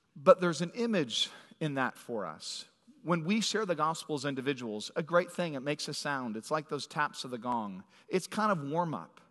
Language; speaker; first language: English; native; English